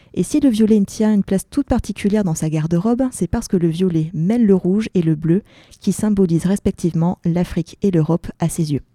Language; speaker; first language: French; native; French